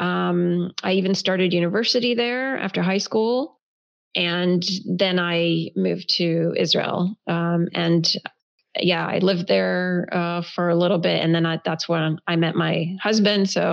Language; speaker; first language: English; early bilingual, other home language; Hebrew